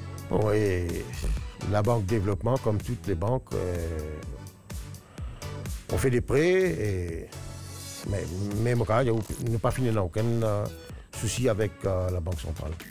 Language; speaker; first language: French; non-native, local second language; Morisyen